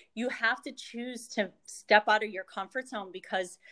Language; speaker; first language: English; native; English